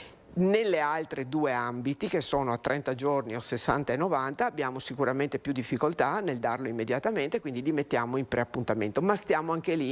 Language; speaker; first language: Italian; native; Italian